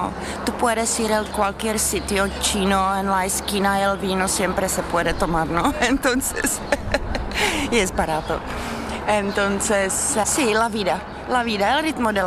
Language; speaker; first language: Spanish; non-native, fluent; Czech